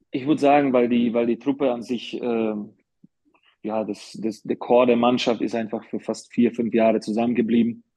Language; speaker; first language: German; non-native, fluent; Slovak